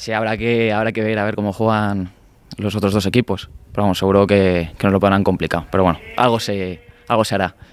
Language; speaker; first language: Spanish; native; Spanish